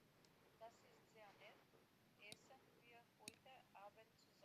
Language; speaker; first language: German; non-native, learner; Macedonian